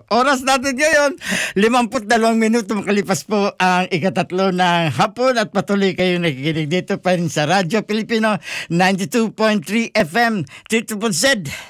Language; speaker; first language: Filipino; non-native, local second language; Bikol